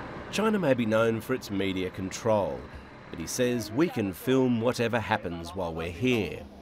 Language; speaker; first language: English; native; English